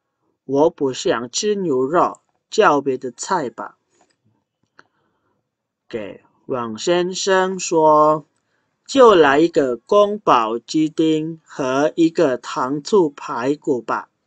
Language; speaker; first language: Chinese; non-native, fluent; Indonesian